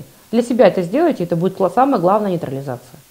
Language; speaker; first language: Russian; native; Russian